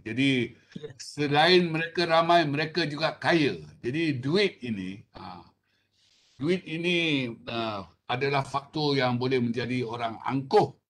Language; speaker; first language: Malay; non-native, local second language; Chinese